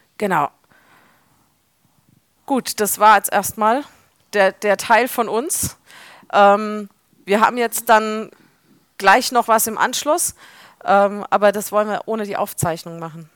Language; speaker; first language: German; native; German